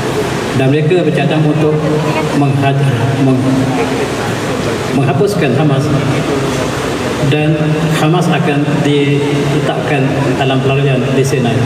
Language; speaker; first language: Malay; native; Malay